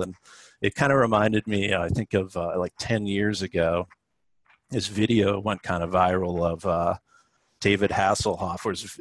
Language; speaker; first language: English; native; English